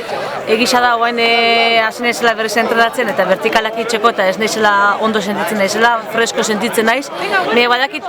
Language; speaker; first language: Basque; native; Basque